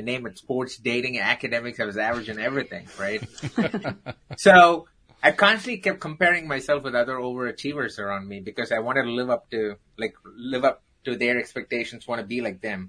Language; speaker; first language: English; non-native, local second language; Tamil